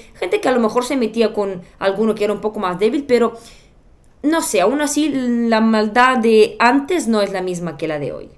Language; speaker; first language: Spanish; non-native, fluent; Bulgarian